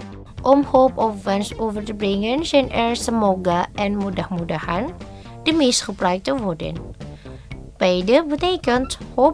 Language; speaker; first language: Dutch; non-native, learner; Indonesian